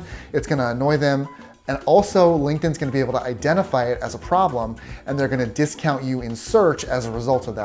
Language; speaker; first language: English; native; English